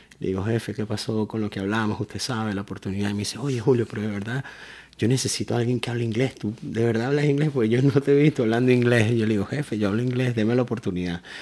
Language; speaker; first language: Spanish; native; Spanish